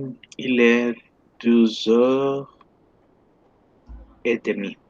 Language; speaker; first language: French; non-native, learner; Spanish